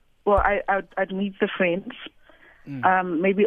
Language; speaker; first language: English; non-native, local second language; Swati